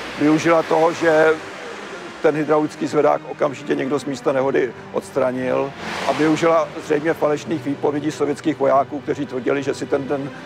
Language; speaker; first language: Czech; native; Czech